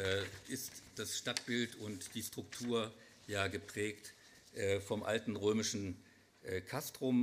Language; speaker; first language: German; native; German